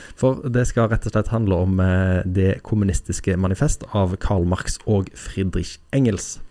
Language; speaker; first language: Norwegian; native; Norwegian